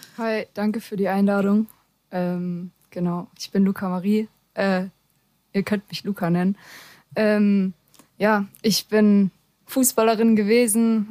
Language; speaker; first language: German; native; German